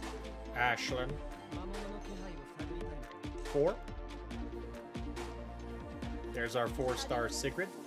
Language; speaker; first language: English; native; English